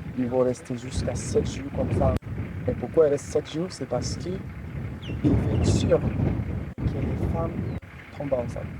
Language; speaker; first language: French; non-native, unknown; Masai